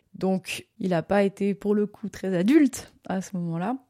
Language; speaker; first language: French; native; French